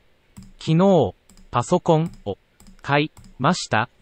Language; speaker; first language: Japanese; non-native, learner; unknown